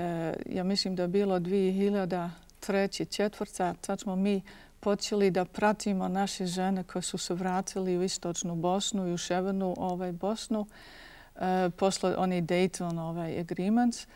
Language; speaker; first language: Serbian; non-native, fluent; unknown